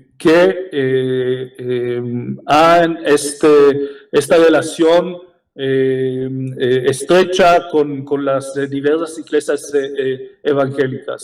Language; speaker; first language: Spanish; non-native, fluent; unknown